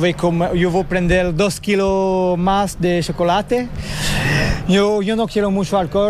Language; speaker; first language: Spanish; non-native, learner; French